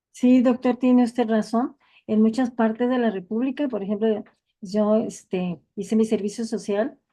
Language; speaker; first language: Spanish; native; Spanish